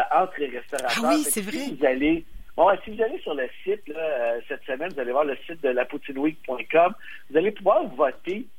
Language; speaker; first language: French; native; French